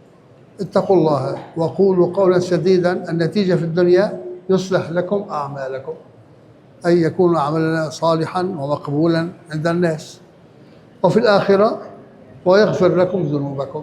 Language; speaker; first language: Arabic; native; Arabic